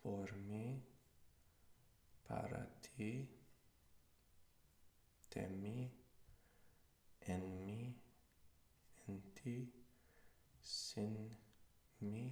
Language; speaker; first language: Spanish; non-native, learner; English